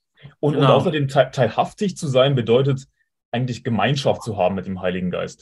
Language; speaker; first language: German; native; German